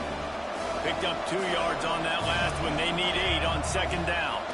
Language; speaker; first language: English; native; English